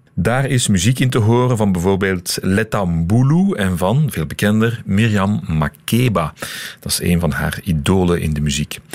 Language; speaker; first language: Dutch; native; Dutch